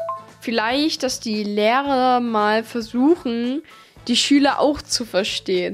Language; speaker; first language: German; native; German